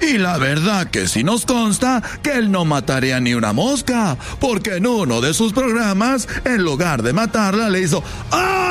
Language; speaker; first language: Spanish; native; Spanish